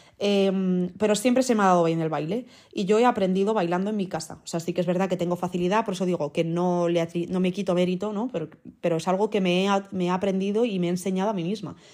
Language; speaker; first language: Spanish; early bilingual, other home language; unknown